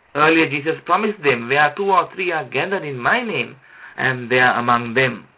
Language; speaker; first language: English; non-native, local second language; Sinhala